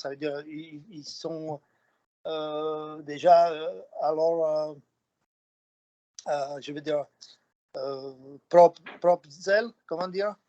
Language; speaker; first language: French; non-native, fluent; Slovak